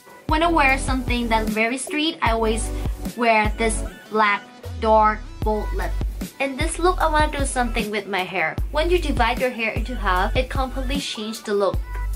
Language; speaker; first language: English; non-native, fluent; Thai